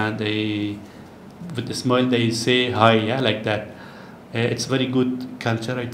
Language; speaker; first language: English; non-native, learner; Persian